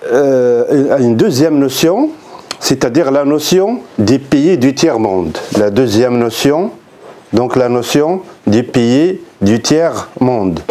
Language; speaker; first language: French; non-native, local second language; Arabic